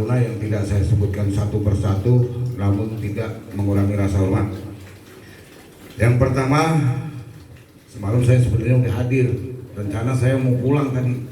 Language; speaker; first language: Indonesian; native; Indonesian